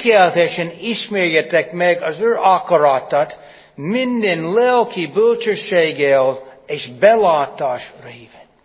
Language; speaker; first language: Hungarian; non-native, fluent; English